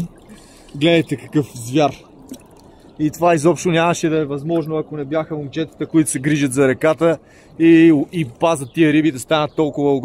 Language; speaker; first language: Bulgarian; native; Bulgarian